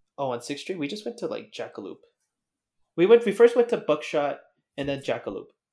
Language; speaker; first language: English; native; English